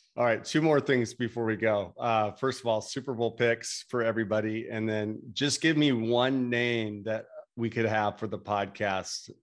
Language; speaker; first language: English; native; English